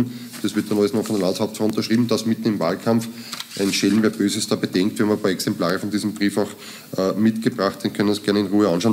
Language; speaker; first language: German; native; German